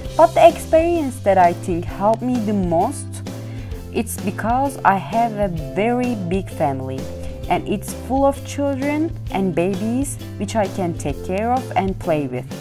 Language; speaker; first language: English; non-native, fluent; Turkish